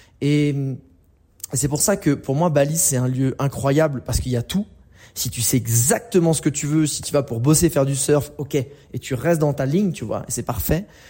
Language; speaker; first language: French; native; French